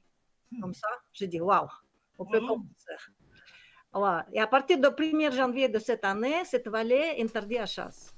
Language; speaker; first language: French; non-native, learner; Kyrgyz